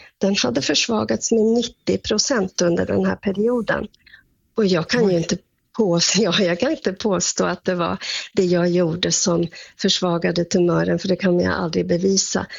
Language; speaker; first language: Swedish; native; Swedish